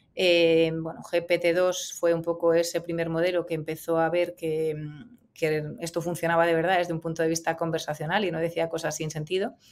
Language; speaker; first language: Spanish; native; Spanish